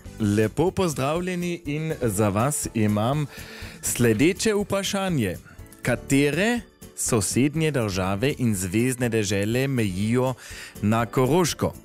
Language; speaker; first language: Slovenian; native; Slovenian